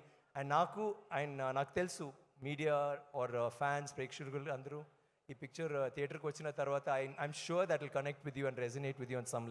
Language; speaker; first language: Telugu; non-native, learner; Tamil